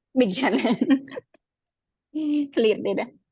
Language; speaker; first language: English; non-native, learner; Khmer